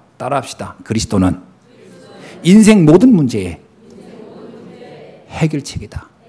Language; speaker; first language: Korean; native; Korean